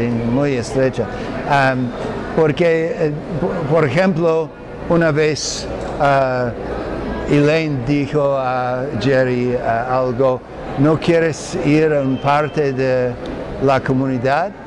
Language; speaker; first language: Spanish; non-native, fluent; English